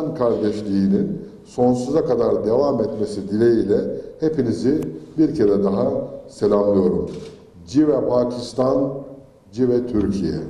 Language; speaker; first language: Turkish; native; Turkish